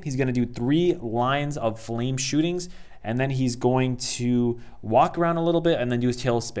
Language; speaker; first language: English; native; English